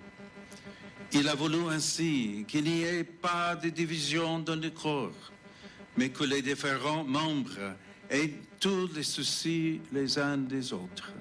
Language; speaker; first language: French; non-native, fluent; English